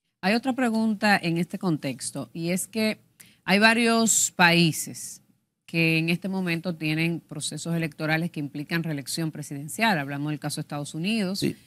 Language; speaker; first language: Spanish; native; Spanish